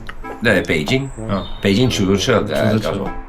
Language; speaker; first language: Chinese; non-native, learner; English